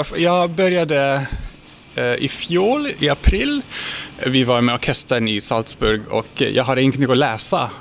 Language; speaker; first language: Swedish; non-native, fluent; Hungarian